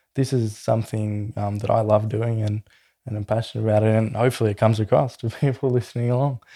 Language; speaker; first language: English; native; English